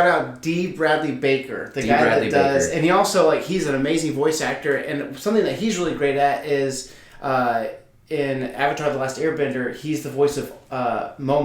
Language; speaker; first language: English; native; English